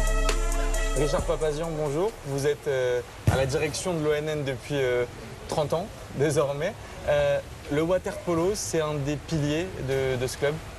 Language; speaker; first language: French; native; French